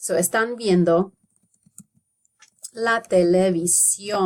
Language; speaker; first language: Spanish; non-native, fluent; English